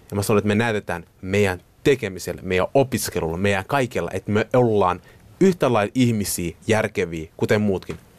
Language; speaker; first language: Finnish; early bilingual, other home language; Somali